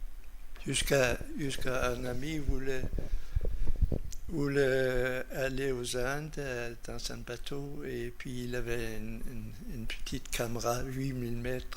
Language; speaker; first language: French; non-native, fluent; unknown